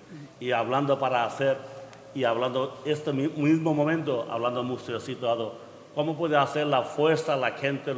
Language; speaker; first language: Spanish; non-native, learner; Bangla